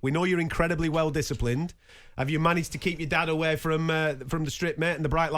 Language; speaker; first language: English; native; English